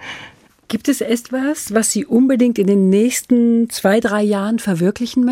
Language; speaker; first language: German; native; German